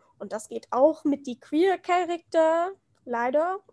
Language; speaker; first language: German; non-native, learner; English